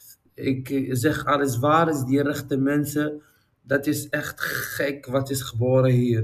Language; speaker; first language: Dutch; non-native, learner; Arabic